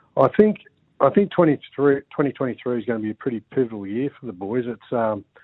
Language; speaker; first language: English; native; English